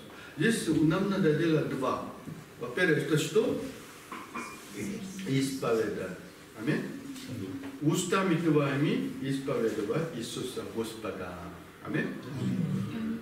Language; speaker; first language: Russian; non-native, learner; Korean